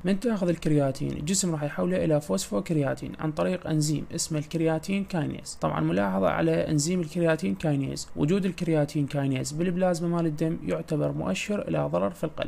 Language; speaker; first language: Arabic; native; Arabic